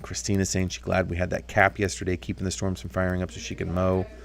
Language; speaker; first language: English; native; English